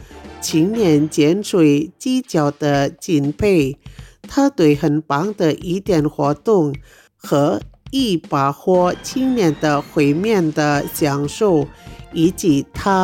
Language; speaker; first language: Chinese; non-native, fluent; Indonesian